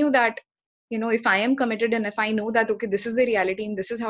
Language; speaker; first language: English; non-native, local second language; Hindi